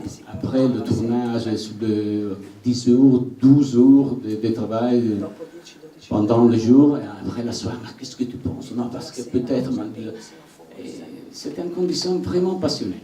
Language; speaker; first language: French; non-native, learner; Italian